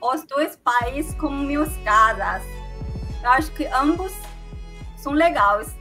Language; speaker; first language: Portuguese; non-native, learner; Chinese